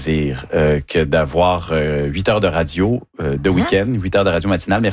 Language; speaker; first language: French; native; French